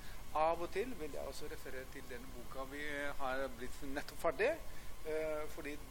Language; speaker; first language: Norwegian; non-native, fluent; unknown